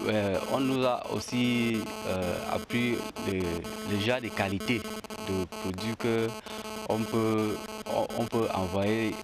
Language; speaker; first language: French; non-native, local second language; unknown